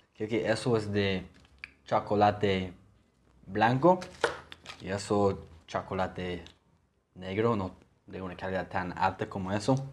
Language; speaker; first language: Spanish; non-native, learner; English